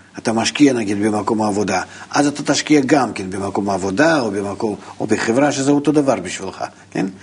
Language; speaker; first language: Hebrew; non-native, fluent; Russian